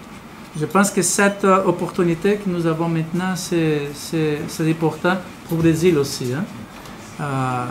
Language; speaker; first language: French; non-native, learner; Portuguese